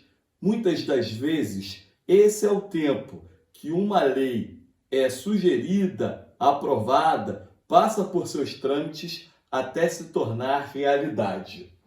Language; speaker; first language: Portuguese; native; Portuguese